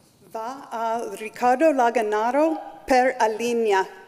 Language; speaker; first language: Italian; non-native, learner; English